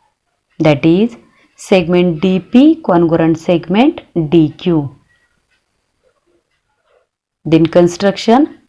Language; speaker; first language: English; non-native, local second language; Marathi